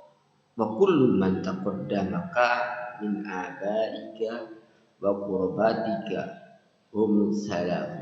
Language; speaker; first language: Arabic; non-native, fluent; Indonesian